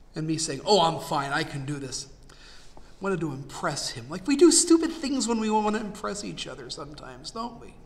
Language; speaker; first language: English; native; English